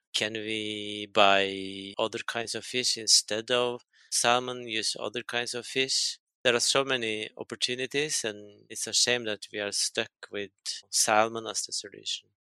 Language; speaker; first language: English; non-native, fluent; Norwegian